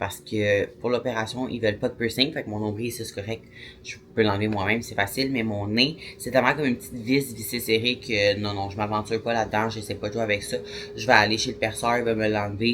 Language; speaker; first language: French; native; French